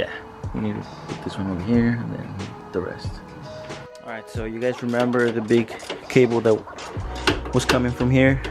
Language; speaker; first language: English; native; English